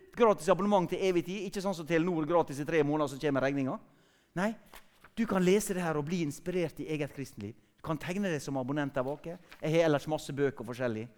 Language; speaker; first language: Norwegian; native; Norwegian